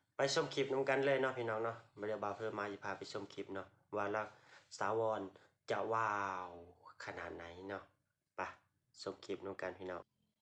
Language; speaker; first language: Thai; non-native, local second language; Lao